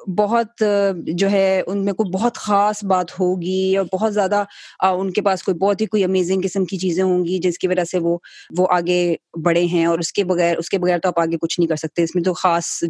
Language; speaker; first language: Urdu; native; Urdu